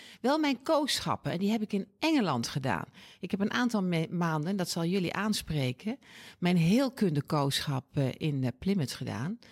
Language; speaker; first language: Dutch; native; Dutch